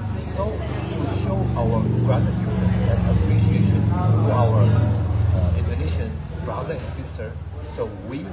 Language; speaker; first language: English; non-native, fluent; Chinese